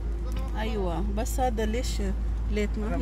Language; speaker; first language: Arabic; non-native, learner; Filipino